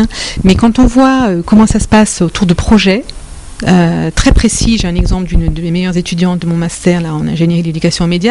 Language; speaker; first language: French; native; French